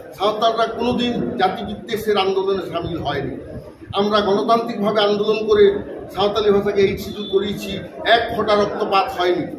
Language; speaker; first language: Bangla; non-native, local second language; Santali